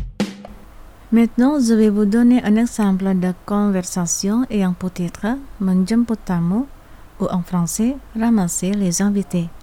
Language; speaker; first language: French; non-native, fluent; Indonesian